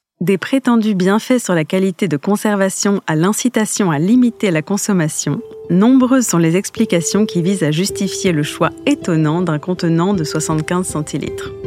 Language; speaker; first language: French; native; French